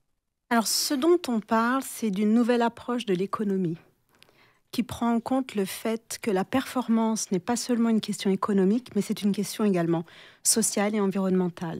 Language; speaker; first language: French; native; French